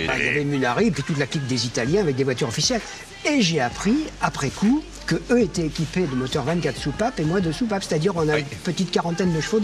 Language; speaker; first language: French; native; French